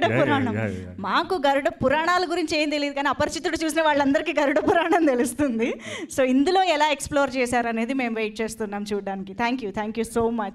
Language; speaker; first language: Telugu; native; Telugu